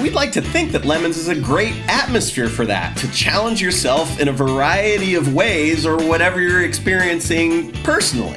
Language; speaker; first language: English; native; English